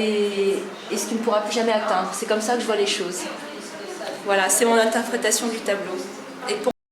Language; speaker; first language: French; native; French